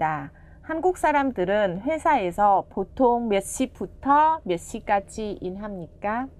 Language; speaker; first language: Korean; non-native, fluent; Vietnamese